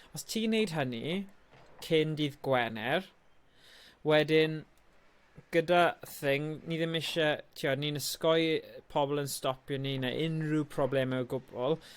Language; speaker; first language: Welsh; native; Welsh